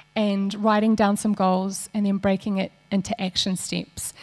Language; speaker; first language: English; native; English